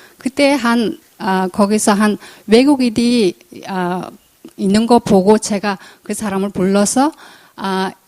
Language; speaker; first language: Korean; non-native, fluent; Mongolian